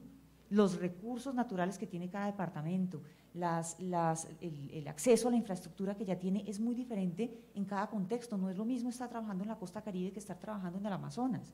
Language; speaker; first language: Spanish; native; Spanish